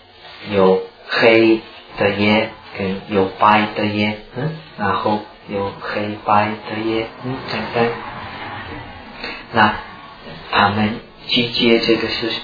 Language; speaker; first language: Chinese; non-native, fluent; Czech